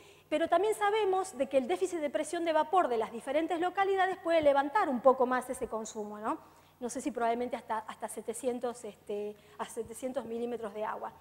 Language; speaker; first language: Spanish; native; Spanish